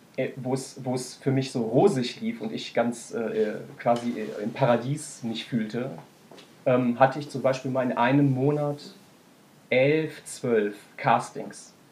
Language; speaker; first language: German; native; German